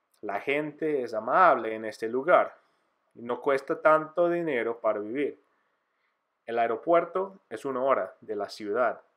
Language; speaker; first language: Spanish; non-native, fluent; English